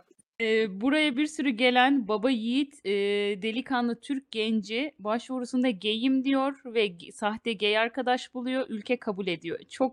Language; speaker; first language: Turkish; native; Turkish